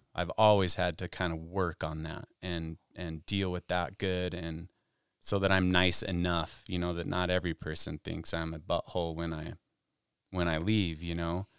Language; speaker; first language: English; native; English